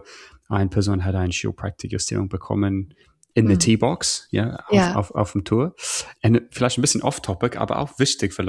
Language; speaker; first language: German; non-native, learner; English